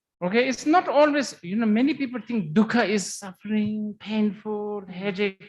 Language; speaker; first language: English; non-native, fluent; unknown